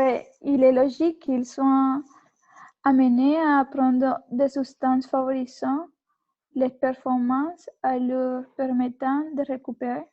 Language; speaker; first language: French; non-native, learner; Spanish